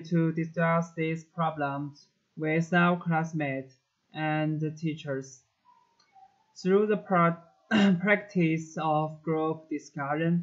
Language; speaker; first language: English; non-native, learner; Chinese